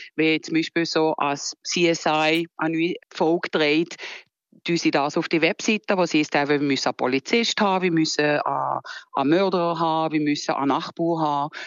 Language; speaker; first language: German; native; German